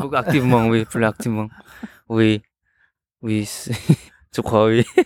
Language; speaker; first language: French; non-native, learner; Korean